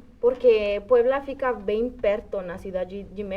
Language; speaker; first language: Portuguese; non-native, fluent; Spanish